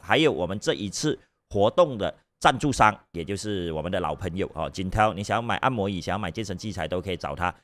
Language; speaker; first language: Chinese; native; Chinese